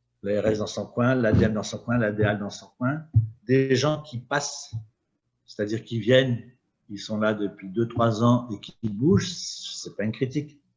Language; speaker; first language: French; native; French